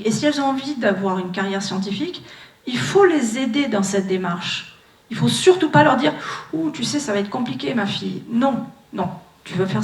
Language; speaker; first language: French; native; French